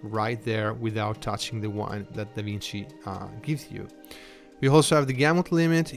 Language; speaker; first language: English; non-native, fluent; Italian